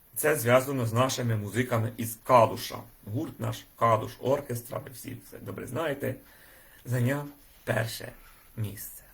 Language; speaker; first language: Ukrainian; native; Ukrainian